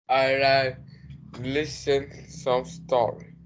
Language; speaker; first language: English; non-native, learner; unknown